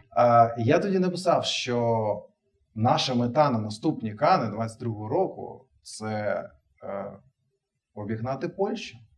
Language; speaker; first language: Ukrainian; non-native, local second language; Russian